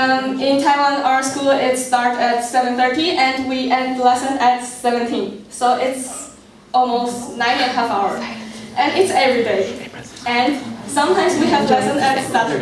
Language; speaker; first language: English; non-native, learner; Chinese